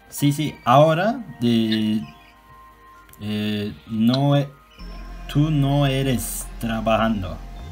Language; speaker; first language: Spanish; non-native, learner; Turkish